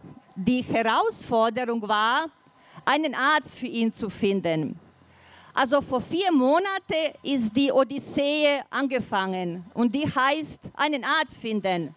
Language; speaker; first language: German; non-native, fluent; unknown